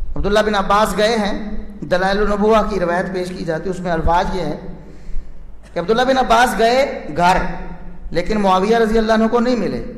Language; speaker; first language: Urdu; non-native, local second language; Punjabi